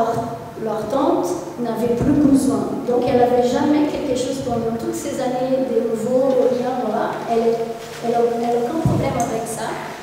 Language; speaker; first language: French; non-native, fluent; Portuguese